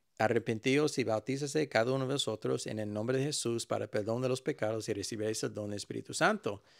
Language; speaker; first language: Spanish; early bilingual, heritage; Spanish